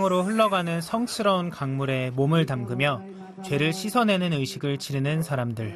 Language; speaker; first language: Korean; native; Korean